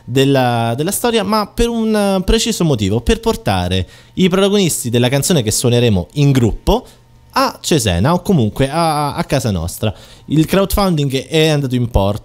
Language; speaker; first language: Italian; native; Italian